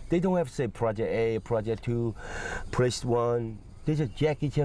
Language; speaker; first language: English; non-native, fluent; Cantonese